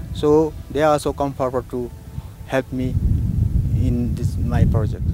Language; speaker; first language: English; non-native, local second language; Ladakhi